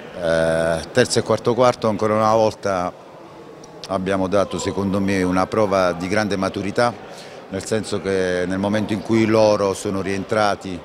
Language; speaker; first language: Italian; native; Italian